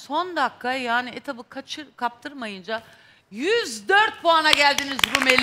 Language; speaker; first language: Turkish; native; Turkish